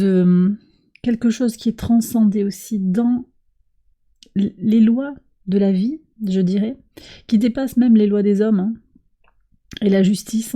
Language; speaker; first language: French; native; French